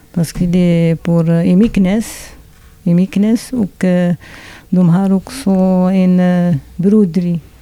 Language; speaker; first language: Swedish; non-native, learner; Arabic